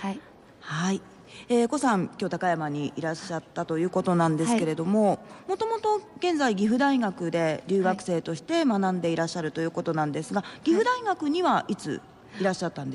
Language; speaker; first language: Japanese; native; Japanese